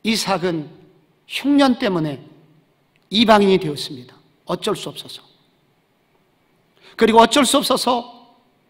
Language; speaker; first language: Korean; native; Korean